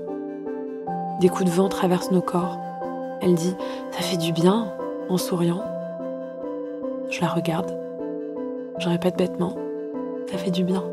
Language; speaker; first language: French; early bilingual, other home language; Arabic